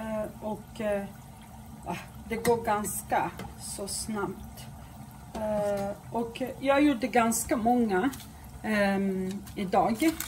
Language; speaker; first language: Swedish; non-native, fluent; Portuguese